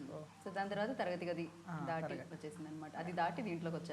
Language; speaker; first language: Telugu; native; Telugu